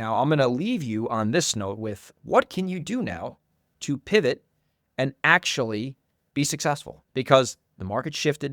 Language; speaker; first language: English; native; English